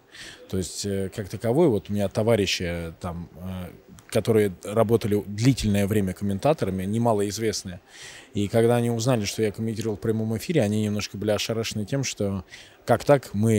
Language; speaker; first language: Russian; native; Russian